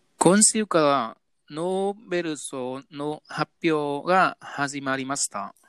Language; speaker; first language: Japanese; non-native, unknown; Vietnamese